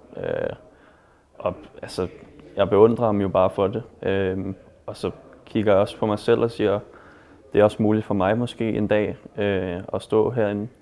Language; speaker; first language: Danish; native; Danish